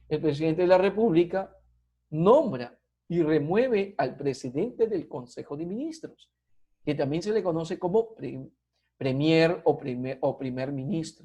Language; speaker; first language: Spanish; native; Spanish